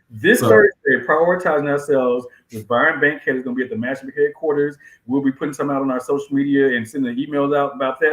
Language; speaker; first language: English; native; English